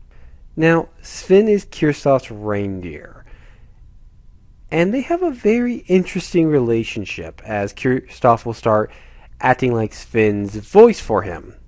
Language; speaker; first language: English; native; English